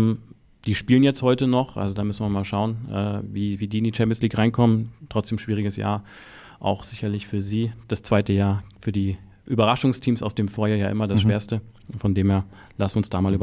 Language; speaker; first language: German; native; German